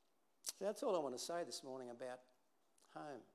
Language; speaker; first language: English; native; English